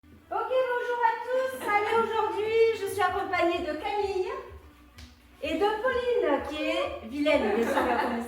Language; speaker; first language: French; native; French